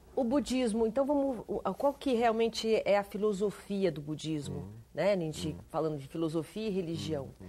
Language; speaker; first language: Portuguese; native; Portuguese